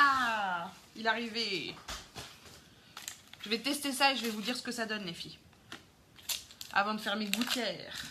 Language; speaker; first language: French; native; French